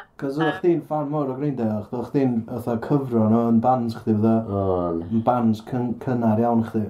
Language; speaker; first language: Welsh; native; Welsh